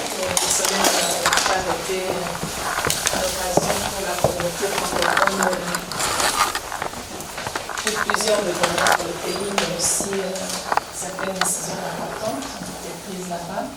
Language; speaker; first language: French; non-native, local second language; Kinyarwanda